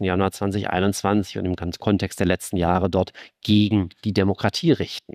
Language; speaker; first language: German; native; German